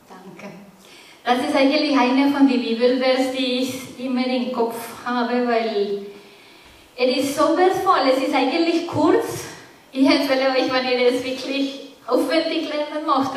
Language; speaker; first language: German; non-native, fluent; Spanish